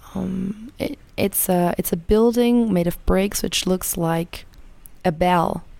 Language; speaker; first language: English; non-native, fluent; German